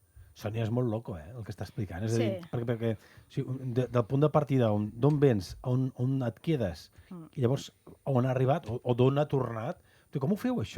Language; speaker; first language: Catalan; native; Catalan